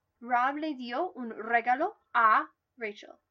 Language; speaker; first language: Spanish; non-native, learner; English